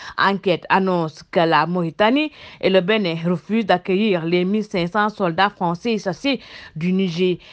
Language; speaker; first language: French; non-native, local second language; Wolof